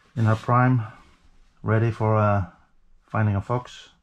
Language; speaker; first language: English; non-native, fluent; Norwegian